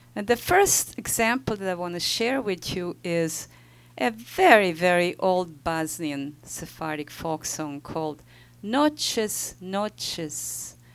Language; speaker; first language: English; non-native, fluent; Ladino